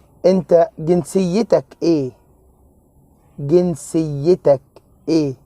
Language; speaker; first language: Arabic; native; Arabic